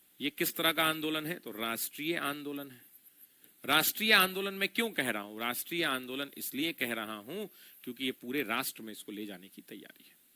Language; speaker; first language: Hindi; native; Hindi